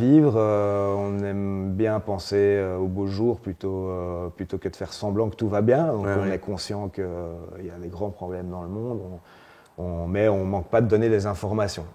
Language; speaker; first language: French; native; French